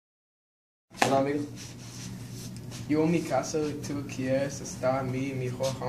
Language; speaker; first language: Spanish; non-native, learner; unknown